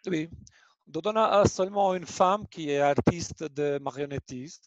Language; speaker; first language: French; non-native, learner; Albanian